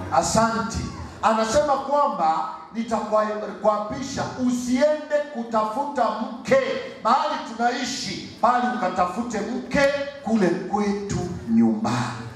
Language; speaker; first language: Swahili; non-native, local second language; Gusii